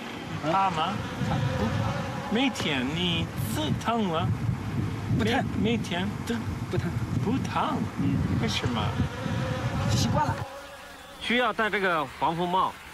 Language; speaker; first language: Chinese; native; Chinese